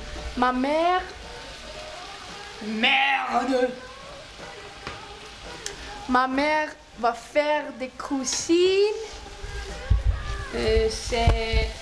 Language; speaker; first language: French; non-native, learner; Icelandic